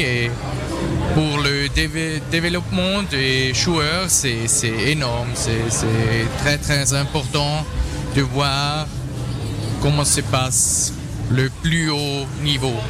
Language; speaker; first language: French; non-native, local second language; German